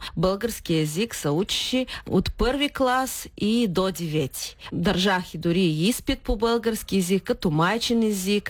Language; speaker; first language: Bulgarian; early bilingual, heritage; Bulgarian